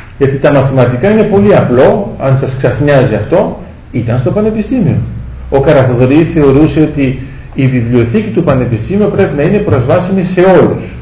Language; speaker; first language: Greek; early bilingual, heritage; Greek